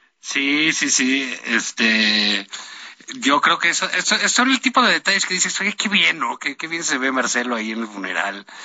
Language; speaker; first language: Spanish; native; Spanish